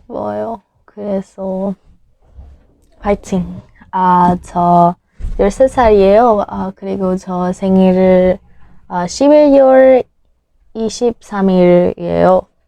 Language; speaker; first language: Korean; non-native, learner; English